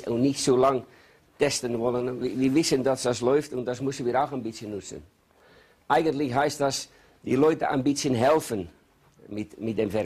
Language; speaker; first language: German; non-native, learner; Dutch